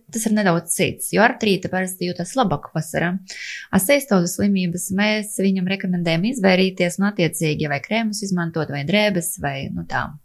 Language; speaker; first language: Latvian; non-native, local second language; Russian